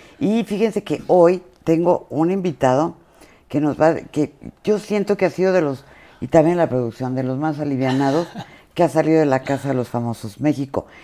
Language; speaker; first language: Spanish; native; Spanish